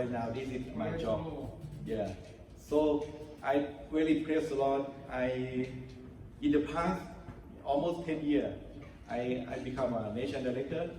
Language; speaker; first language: English; non-native, learner; Thai